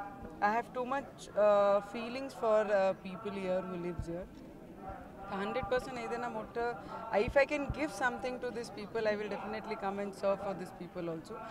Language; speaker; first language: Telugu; non-native, learner; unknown